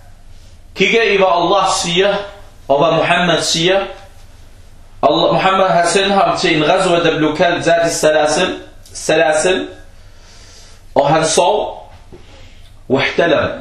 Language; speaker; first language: Danish; non-native, fluent; Arabic